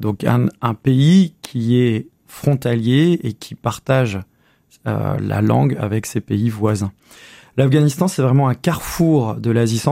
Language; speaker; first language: French; native; French